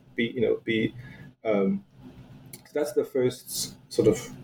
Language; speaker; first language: English; non-native, fluent; Chinese